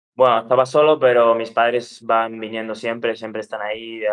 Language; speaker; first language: Spanish; native; Spanish